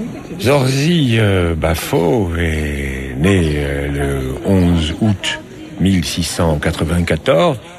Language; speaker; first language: French; native; French